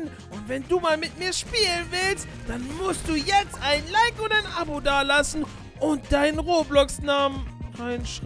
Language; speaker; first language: German; native; German